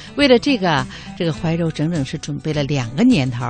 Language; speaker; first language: Chinese; native; Chinese